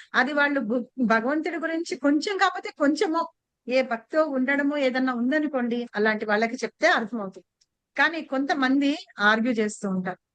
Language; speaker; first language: Telugu; native; Telugu